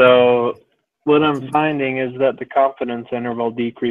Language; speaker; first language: English; native; English